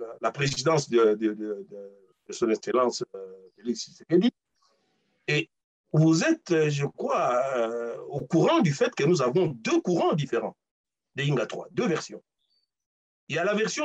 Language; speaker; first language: French; non-native, local second language; Luba-Lulua